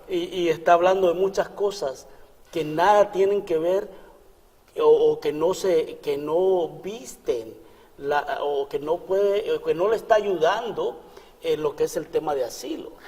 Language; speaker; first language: Spanish; native; Spanish